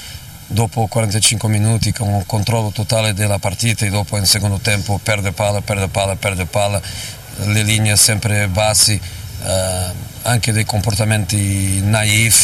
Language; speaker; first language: Italian; non-native, fluent; Portuguese